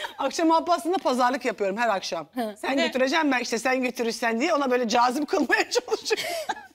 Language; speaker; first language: Turkish; native; Turkish